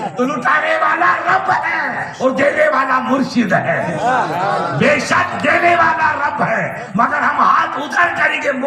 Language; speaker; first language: Urdu; non-native, local second language; Sindhi